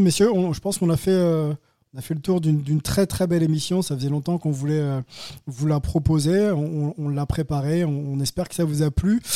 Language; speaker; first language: French; native; French